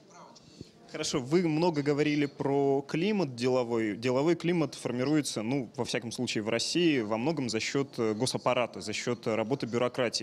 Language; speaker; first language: Russian; native; Russian